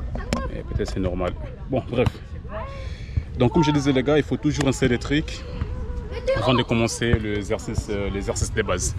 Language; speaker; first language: French; native; French